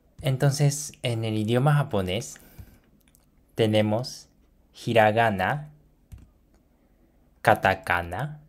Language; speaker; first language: Spanish; non-native, fluent; Japanese